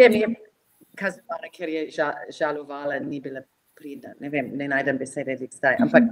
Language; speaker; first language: Slovenian; non-native, fluent; English